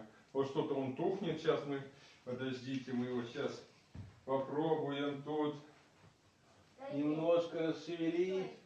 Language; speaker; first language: Russian; native; Russian